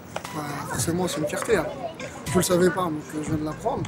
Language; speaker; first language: French; early bilingual, other home language; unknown